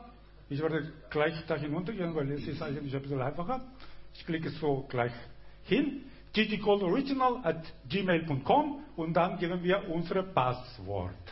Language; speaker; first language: German; non-native, fluent; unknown